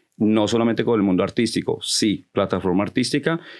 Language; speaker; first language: Spanish; early bilingual, heritage; Spanish